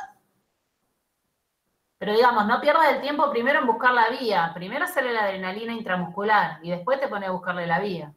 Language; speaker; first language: Spanish; native; Spanish